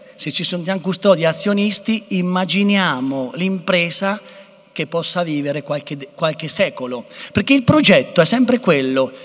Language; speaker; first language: Italian; native; Italian